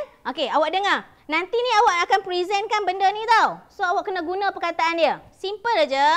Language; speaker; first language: Malay; native; Malay